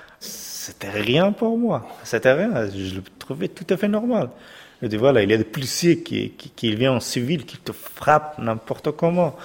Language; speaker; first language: French; non-native, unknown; Persian